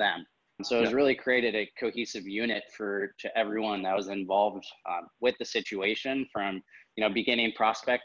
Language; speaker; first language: English; native; English